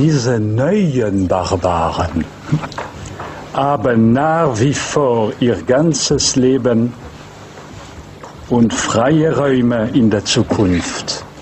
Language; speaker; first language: German; non-native, learner; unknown